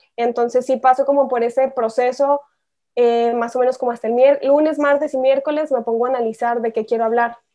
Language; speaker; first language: Spanish; native; Spanish